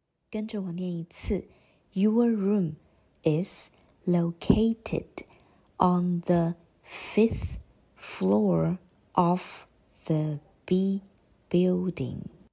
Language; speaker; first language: English; non-native, fluent; Chinese